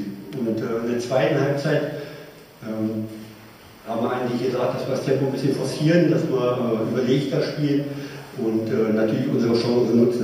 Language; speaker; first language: German; native; German